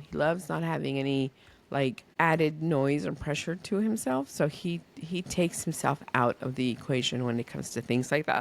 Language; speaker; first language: English; early bilingual, other home language; Spanish